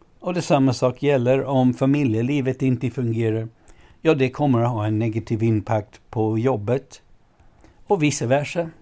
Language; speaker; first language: Swedish; non-native, fluent; English